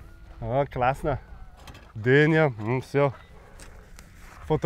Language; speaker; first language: Russian; non-native, learner; German